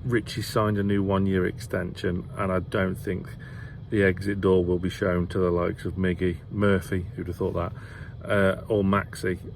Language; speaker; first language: English; native; English